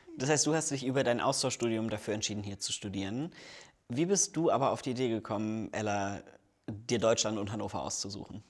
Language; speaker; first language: German; native; German